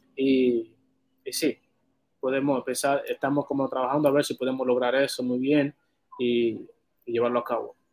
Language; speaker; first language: Spanish; non-native, fluent; Haitian Creole